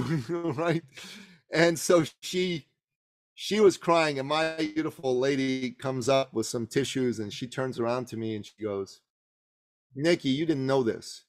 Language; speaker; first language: English; early bilingual, other home language; Persian